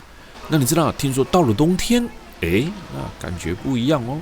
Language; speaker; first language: Chinese; native; Chinese